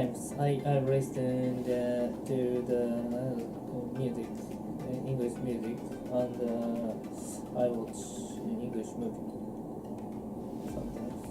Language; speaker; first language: English; non-native, learner; Japanese